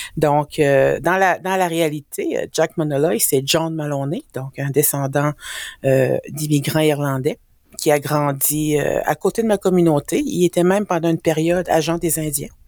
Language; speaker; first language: French; native; French